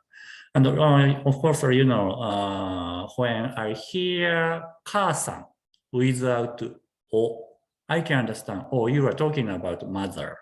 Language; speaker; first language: English; non-native, learner; Japanese